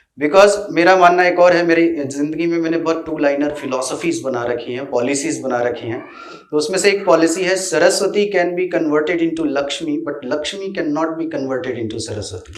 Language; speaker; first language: Hindi; native; Hindi